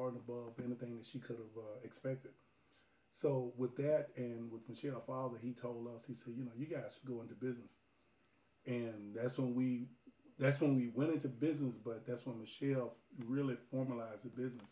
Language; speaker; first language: English; native; English